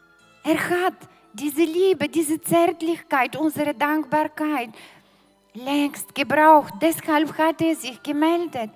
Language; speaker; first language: German; non-native, fluent; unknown